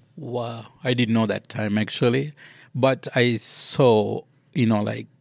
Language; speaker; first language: English; non-native, local second language; Sinhala